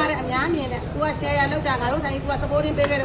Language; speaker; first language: Burmese; native; Burmese